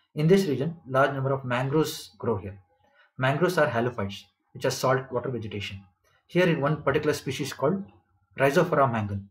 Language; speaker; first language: English; non-native, local second language; Kannada